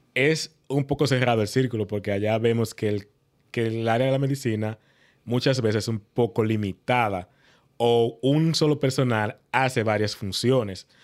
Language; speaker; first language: Spanish; native; Spanish